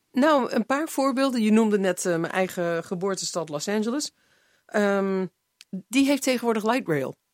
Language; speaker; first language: Dutch; non-native, fluent; English